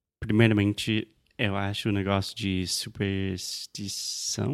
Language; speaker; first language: Portuguese; non-native, fluent; English